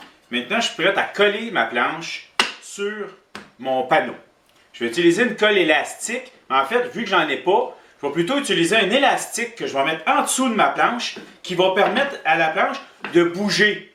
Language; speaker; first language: French; native; French